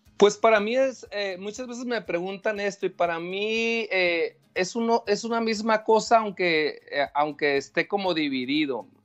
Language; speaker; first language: Spanish; native; Spanish